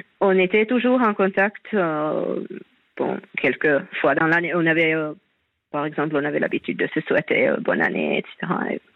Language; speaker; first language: French; non-native, fluent; Finnish